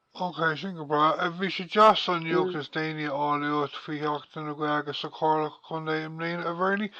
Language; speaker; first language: Irish; non-native, local second language; English